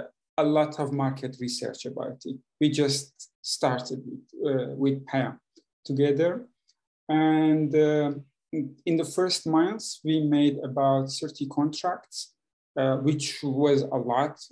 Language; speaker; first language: English; non-native, fluent; Persian